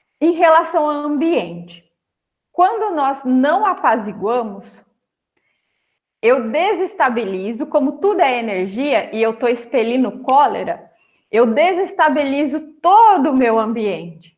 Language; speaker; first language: Portuguese; native; Portuguese